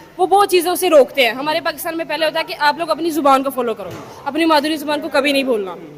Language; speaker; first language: Urdu; non-native, local second language; Punjabi